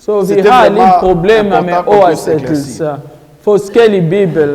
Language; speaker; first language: Swedish; non-native, fluent; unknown